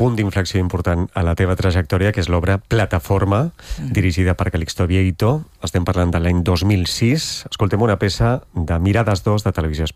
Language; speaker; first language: Catalan; native; Catalan